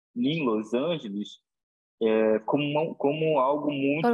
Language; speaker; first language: Spanish; non-native, learner; Portuguese